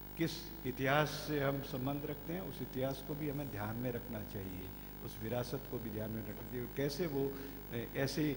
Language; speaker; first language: Hindi; native; Hindi